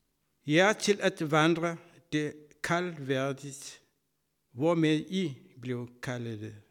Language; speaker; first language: Danish; non-native, fluent; Kabuverdianu